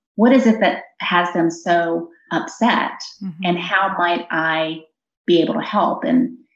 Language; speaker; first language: English; native; English